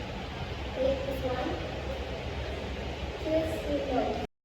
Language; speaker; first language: English; non-native, learner; Indonesian